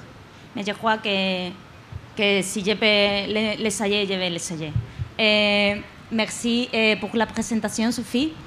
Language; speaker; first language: French; non-native, learner; Spanish